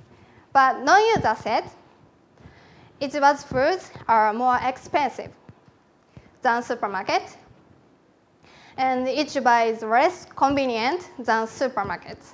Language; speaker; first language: English; non-native, learner; Japanese